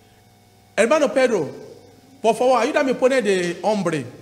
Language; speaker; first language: Spanish; non-native, learner; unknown